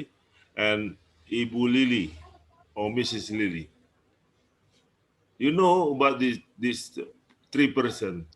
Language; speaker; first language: English; non-native, learner; Indonesian